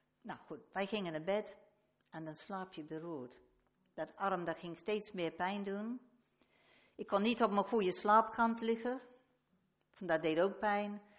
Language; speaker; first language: Dutch; non-native, fluent; English